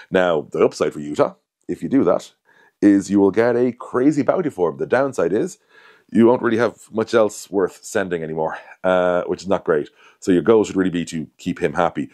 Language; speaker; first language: English; native; English